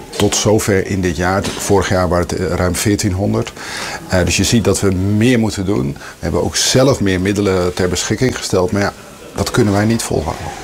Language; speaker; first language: Dutch; native; Dutch